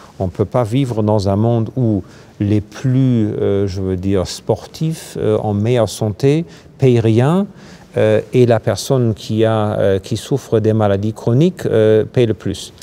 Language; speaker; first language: French; non-native, fluent; German